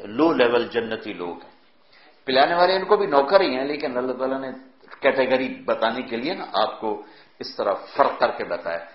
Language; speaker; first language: Urdu; non-native, local second language; Punjabi